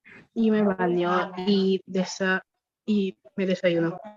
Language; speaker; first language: Spanish; non-native, learner; English